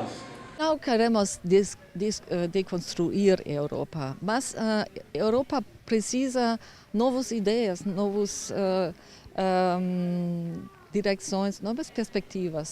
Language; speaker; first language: Portuguese; non-native, fluent; German